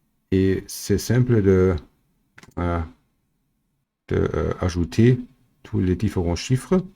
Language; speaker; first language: French; non-native, fluent; German